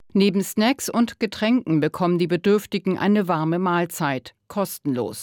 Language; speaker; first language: German; native; German